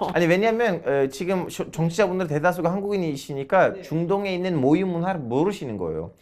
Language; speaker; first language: Korean; non-native, fluent; Turkish